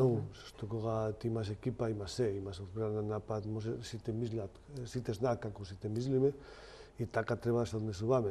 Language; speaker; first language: Macedonian; non-native, learner; Spanish